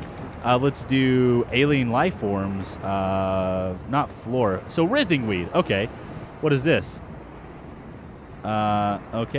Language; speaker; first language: English; native; English